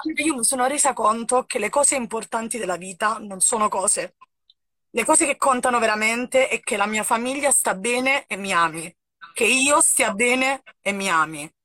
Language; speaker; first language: Italian; native; Italian